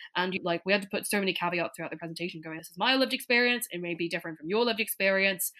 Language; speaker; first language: English; non-native, local second language; Cantonese